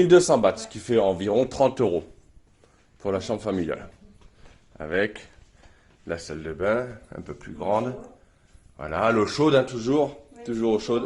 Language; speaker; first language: French; native; French